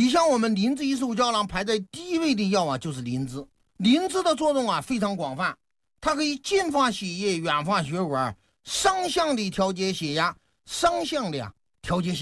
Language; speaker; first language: Chinese; native; Chinese